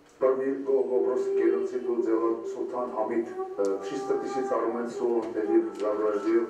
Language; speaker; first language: Czech; non-native, learner; Armenian